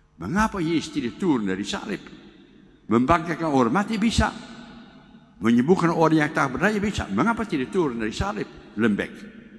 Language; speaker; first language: Malay; non-native, fluent; Dutch